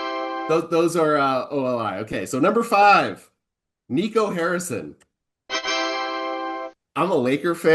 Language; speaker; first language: English; native; English